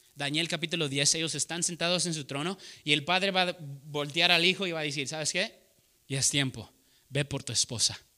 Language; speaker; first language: Spanish; early bilingual, heritage; Spanish